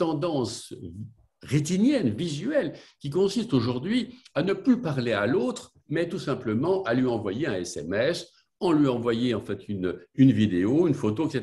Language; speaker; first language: French; native; French